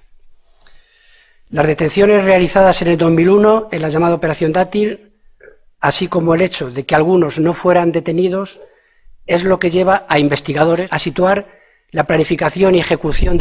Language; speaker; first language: Spanish; native; Spanish